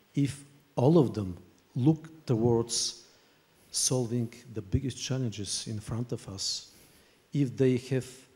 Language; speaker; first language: English; non-native, fluent; Bulgarian